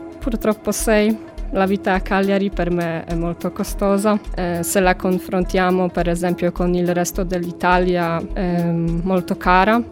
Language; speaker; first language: Italian; non-native, fluent; Polish